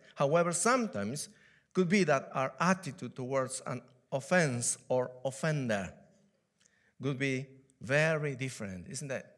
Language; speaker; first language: English; non-native, fluent; Spanish